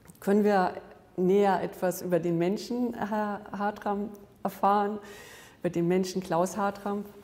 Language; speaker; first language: German; native; German